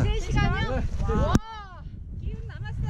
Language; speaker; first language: Korean; native; Korean